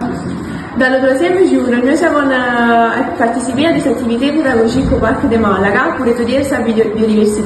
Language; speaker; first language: French; non-native, learner; Italian